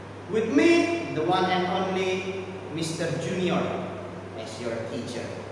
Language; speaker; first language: English; non-native, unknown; Indonesian